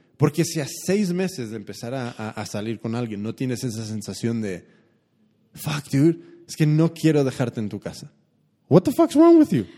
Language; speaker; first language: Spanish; early bilingual, heritage; Spanish